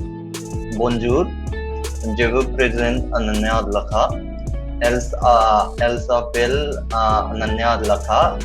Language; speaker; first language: French; non-native, learner; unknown